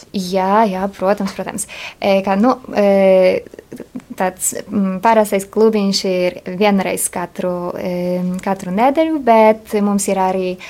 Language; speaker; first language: Latvian; non-native, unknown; Polish